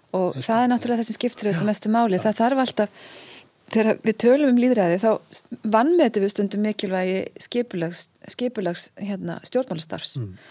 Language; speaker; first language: Icelandic; native; Icelandic